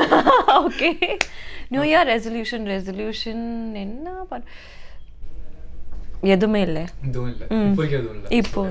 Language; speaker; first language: Tamil; non-native, learner; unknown